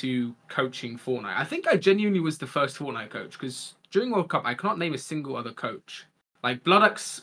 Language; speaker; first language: English; native; English